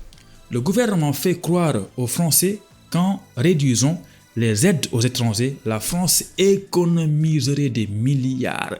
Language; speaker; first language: French; non-native, local second language; Wolof